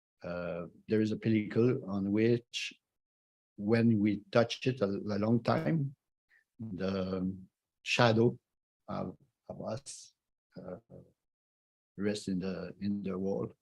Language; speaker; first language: English; non-native, fluent; French